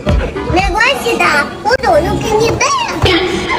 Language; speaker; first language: Chinese; native; Chinese